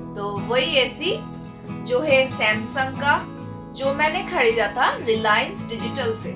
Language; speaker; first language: Hindi; non-native, local second language; Bangla